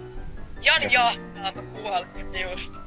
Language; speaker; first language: Finnish; native; Finnish